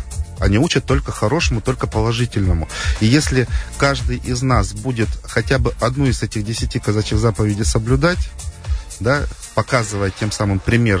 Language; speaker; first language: Russian; native; Russian